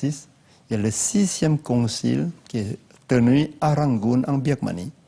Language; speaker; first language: French; non-native, learner; Lao